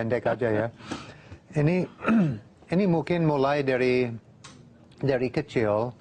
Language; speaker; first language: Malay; non-native, fluent; English